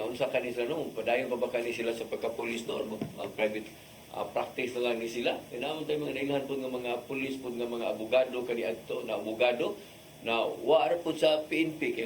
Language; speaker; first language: Cebuano; native; Cebuano